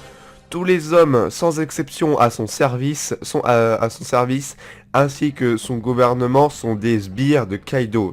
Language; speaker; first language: French; native; French